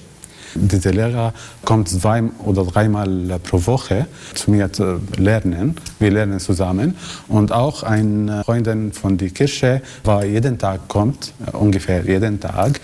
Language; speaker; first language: German; non-native, learner; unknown